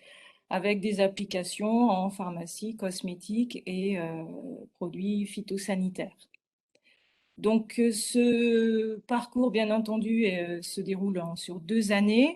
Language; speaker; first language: French; native; French